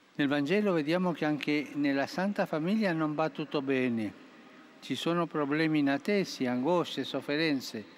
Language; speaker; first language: Italian; non-native, fluent; Spanish